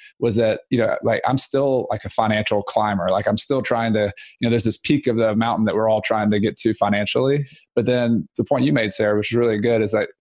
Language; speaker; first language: English; native; English